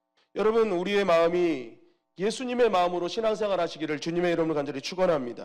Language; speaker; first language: Korean; native; Korean